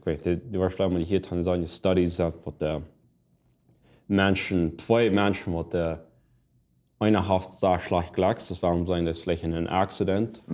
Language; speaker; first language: German; non-native, learner; Plautdietsch